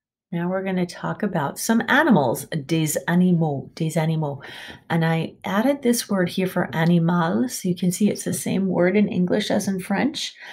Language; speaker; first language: English; native; English